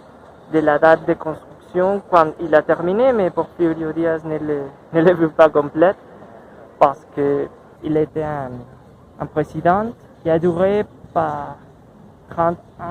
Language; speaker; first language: French; non-native, learner; Spanish